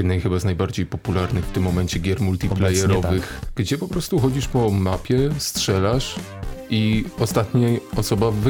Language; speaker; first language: Polish; native; Polish